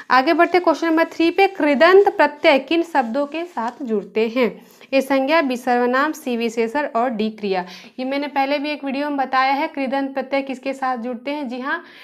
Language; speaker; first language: Hindi; native; Hindi